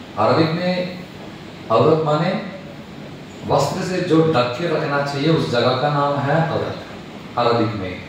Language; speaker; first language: Hindi; non-native, local second language; Telugu